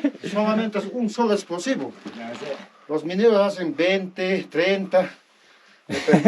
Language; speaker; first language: Spanish; native; Spanish